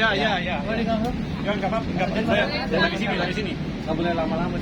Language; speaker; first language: Indonesian; non-native, fluent; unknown